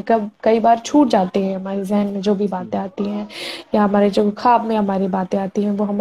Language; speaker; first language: Hindi; native; Hindi